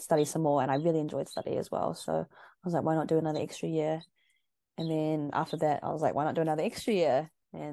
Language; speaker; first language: English; native; English